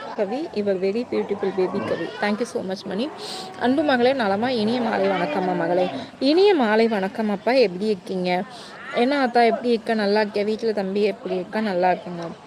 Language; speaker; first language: Tamil; non-native, local second language; Telugu